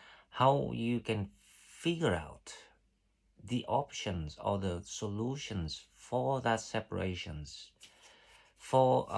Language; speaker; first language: English; non-native, fluent; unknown